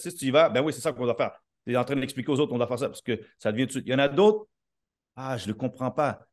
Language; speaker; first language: French; native; French